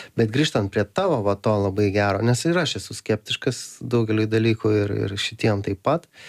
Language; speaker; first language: Lithuanian; native; Lithuanian